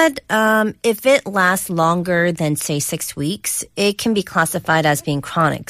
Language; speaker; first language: English; native; English